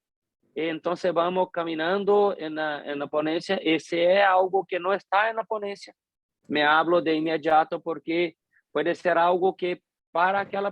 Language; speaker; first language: Spanish; non-native, fluent; Portuguese